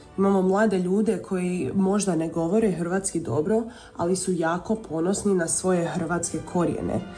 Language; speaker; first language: Serbian; early bilingual, heritage; Croatian